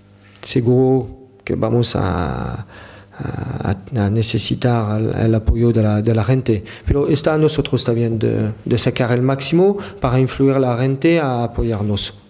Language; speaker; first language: Spanish; non-native, fluent; French